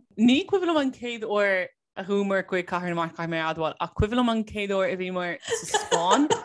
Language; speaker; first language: Irish; non-native, local second language; English